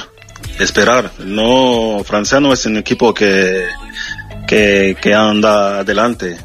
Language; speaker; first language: Spanish; non-native, fluent; French